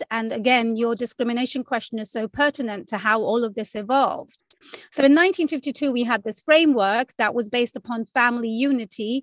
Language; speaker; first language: English; native; English